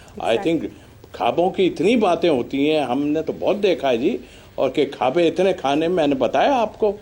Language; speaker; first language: Urdu; native; Urdu